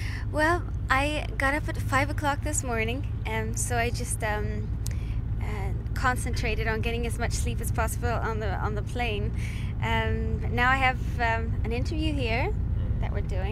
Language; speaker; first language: English; non-native, fluent; Norwegian